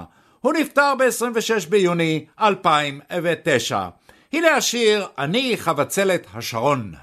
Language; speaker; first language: Hebrew; native; Hebrew